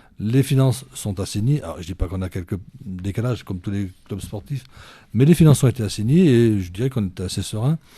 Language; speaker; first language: French; native; French